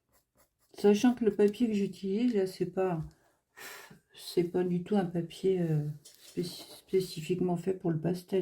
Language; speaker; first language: French; native; French